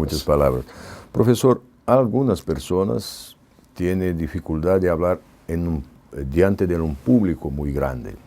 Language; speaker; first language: Spanish; non-native, fluent; Portuguese